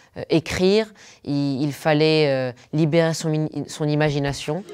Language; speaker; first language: French; non-native, local second language; Arabic